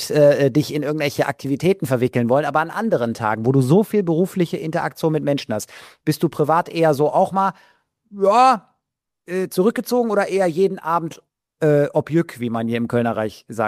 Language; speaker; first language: German; native; German